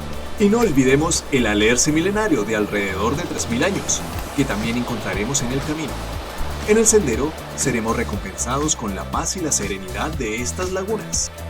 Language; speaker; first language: Spanish; native; Spanish